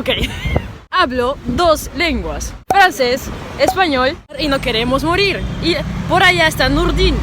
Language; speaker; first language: Spanish; non-native, learner; French